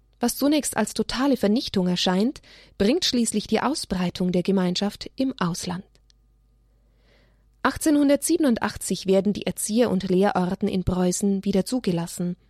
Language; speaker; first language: German; native; German